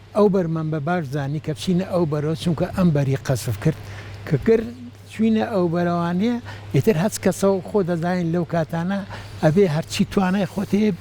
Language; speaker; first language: Central Kurdish; native; Central Kurdish